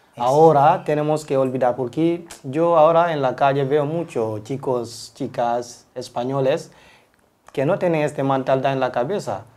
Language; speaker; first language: Spanish; non-native, learner; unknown